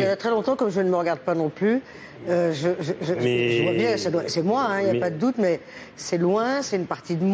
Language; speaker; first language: French; native; French